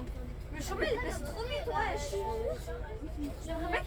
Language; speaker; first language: French; native; French